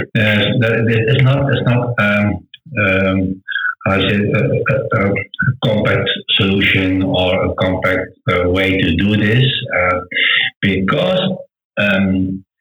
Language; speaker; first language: English; non-native, learner; Dutch